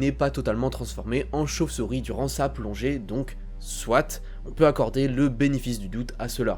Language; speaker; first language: French; native; French